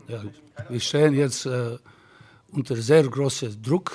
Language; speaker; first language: German; non-native, fluent; Serbian